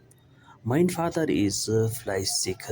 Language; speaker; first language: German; non-native, fluent; Urdu